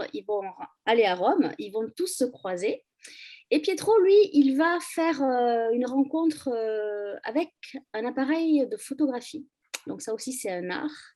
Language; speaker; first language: French; native; French